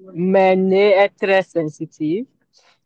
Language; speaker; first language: French; non-native, learner; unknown